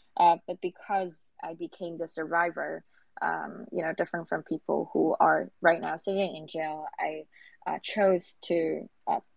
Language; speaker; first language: English; non-native, local second language; Cantonese